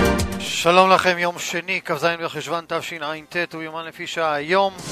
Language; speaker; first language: Hebrew; native; Hebrew